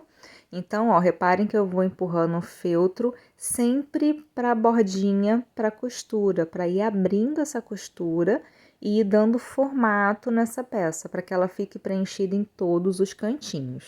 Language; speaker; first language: Portuguese; native; Portuguese